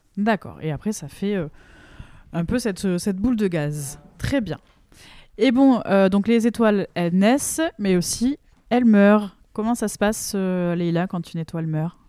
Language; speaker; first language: French; native; French